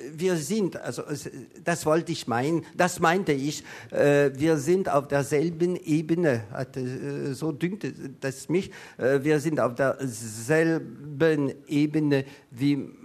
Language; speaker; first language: German; non-native, learner; French